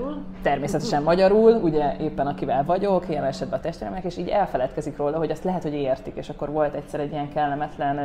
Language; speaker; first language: Hungarian; native; Hungarian